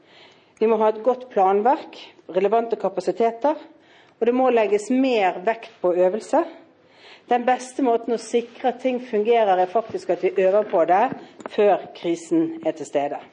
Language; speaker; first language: Norwegian; native; Norwegian